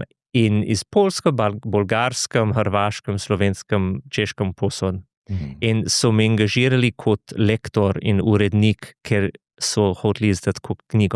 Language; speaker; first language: Slovenian; non-native, fluent; English